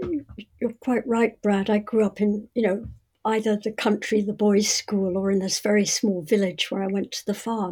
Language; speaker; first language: English; native; English